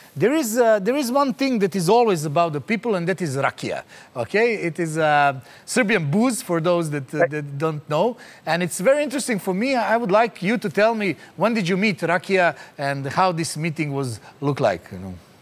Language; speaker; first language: English; non-native, fluent; Serbian